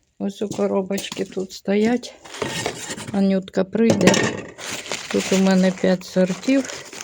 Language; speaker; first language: Ukrainian; native; Ukrainian